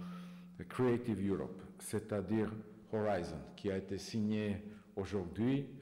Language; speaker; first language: French; non-native, fluent; Hungarian